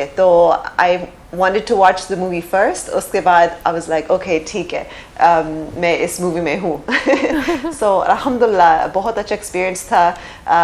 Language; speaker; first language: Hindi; early bilingual, heritage; English